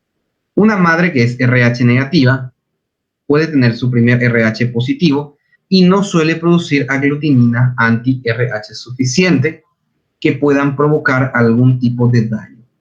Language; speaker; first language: Spanish; native; Spanish